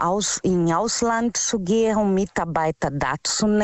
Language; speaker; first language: German; non-native, learner; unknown